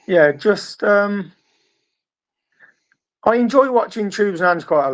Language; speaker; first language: English; native; English